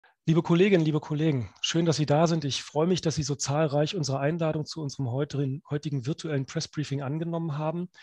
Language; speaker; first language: German; native; German